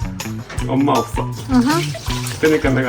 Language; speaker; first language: Korean; native; Korean